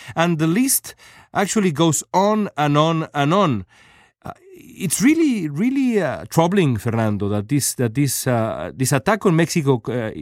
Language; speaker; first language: English; non-native, fluent; Spanish